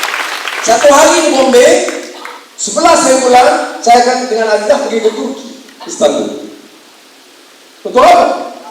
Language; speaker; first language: Malay; native; Malay